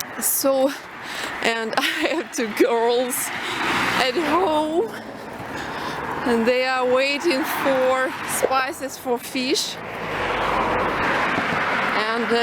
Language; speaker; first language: English; non-native, local second language; Russian